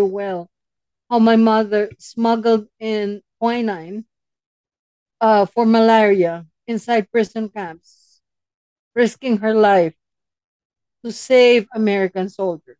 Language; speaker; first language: English; non-native, local second language; Filipino